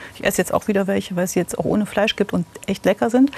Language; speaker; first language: German; native; German